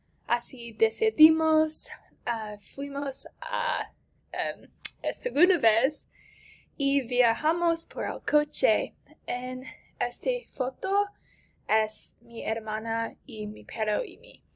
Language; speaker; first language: Spanish; non-native, learner; English